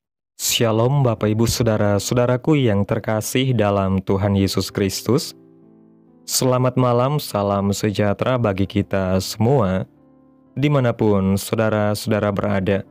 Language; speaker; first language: Indonesian; native; Indonesian